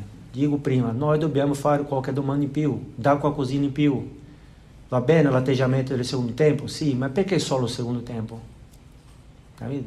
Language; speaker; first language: Italian; non-native, fluent; Portuguese